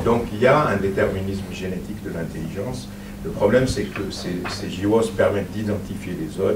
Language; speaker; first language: French; native; French